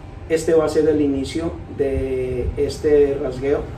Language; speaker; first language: Spanish; native; Spanish